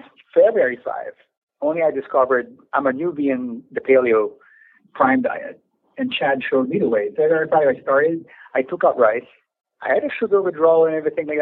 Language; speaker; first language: English; non-native, local second language; Filipino